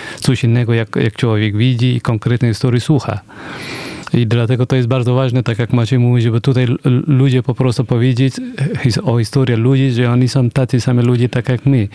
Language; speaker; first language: Polish; non-native, fluent; Persian